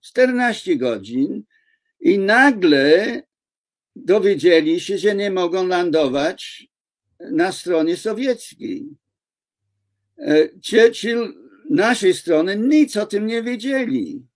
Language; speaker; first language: Polish; non-native, fluent; English